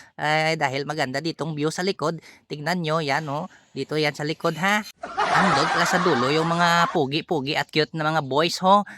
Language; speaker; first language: Filipino; non-native, local second language; Hiligaynon